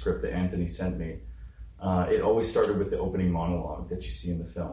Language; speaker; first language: English; native; English